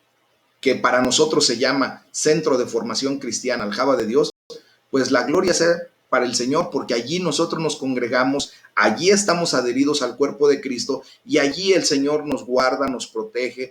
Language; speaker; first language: Spanish; native; Spanish